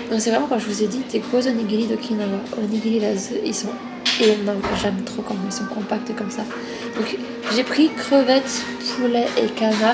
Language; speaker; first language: French; native; French